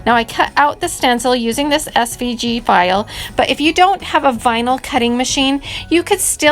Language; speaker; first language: English; native; English